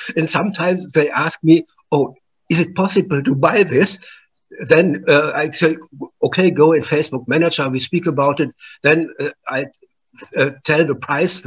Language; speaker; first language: English; non-native, learner; German